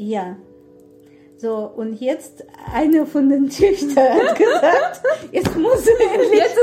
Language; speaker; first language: German; non-native, fluent; Russian